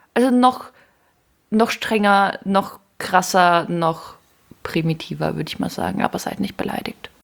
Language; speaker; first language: German; early bilingual, other home language; Ukrainian